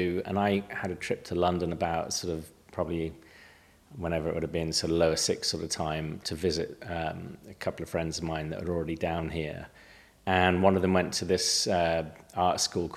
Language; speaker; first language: English; native; English